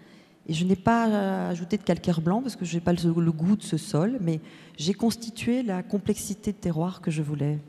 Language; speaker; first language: French; native; French